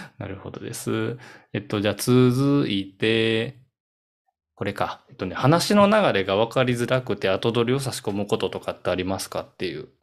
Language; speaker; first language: Japanese; native; Japanese